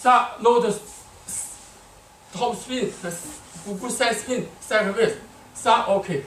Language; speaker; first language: French; non-native, learner; Chinese